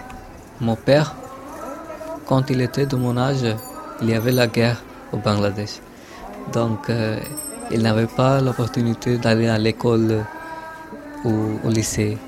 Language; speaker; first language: French; non-native, fluent; Bangla